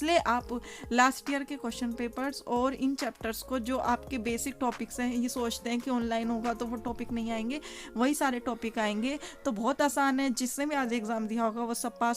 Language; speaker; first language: Hindi; native; Hindi